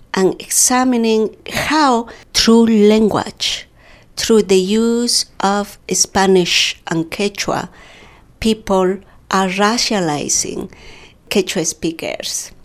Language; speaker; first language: English; non-native, fluent; Quechua